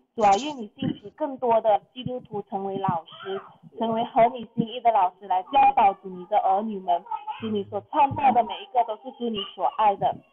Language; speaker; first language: Chinese; native; Chinese